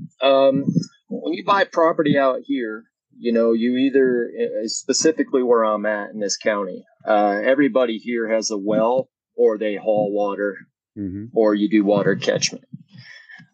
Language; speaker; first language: English; native; English